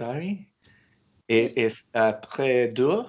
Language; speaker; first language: French; non-native, learner; English